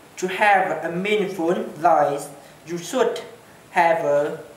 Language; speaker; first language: English; non-native, learner; Chinese